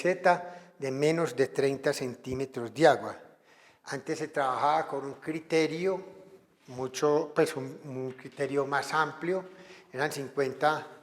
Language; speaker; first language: Spanish; native; Spanish